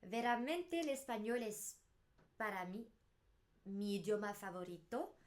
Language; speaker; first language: Spanish; non-native, learner; English